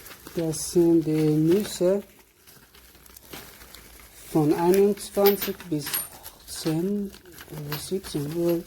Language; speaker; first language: German; non-native, learner; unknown